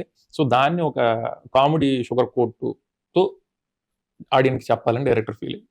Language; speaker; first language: Telugu; native; Telugu